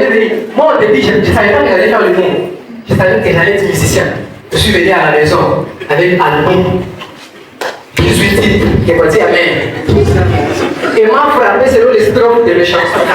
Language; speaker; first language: French; non-native, local second language; Swahili